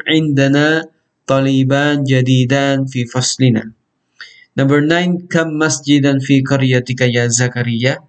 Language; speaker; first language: Arabic; non-native, fluent; Filipino